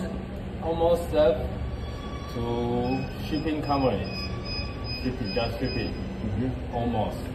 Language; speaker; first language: English; non-native, learner; Chinese